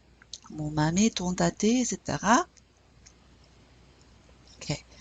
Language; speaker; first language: French; non-native, fluent; English